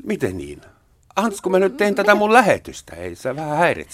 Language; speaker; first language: Finnish; native; Finnish